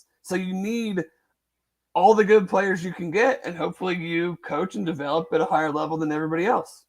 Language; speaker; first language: English; native; English